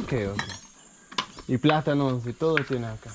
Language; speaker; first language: Spanish; non-native, learner; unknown